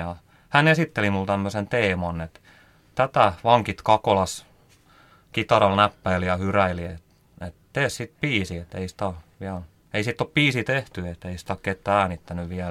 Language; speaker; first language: Finnish; native; Finnish